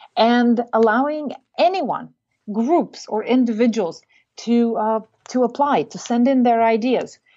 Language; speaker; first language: English; non-native, fluent; Bulgarian